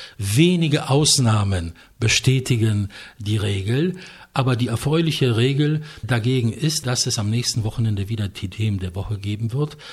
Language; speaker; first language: German; non-native, fluent; Polish